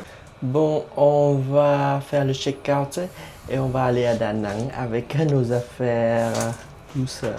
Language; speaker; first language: French; non-native, fluent; Vietnamese